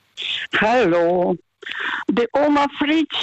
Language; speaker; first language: German; early bilingual, heritage; Russian